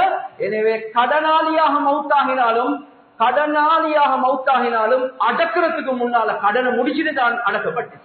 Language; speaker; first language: Tamil; native; Tamil